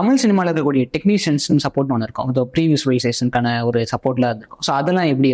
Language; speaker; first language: Tamil; native; Tamil